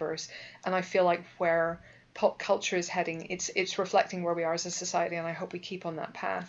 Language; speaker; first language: English; native; English